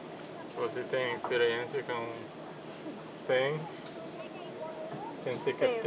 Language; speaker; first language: Portuguese; non-native, learner; English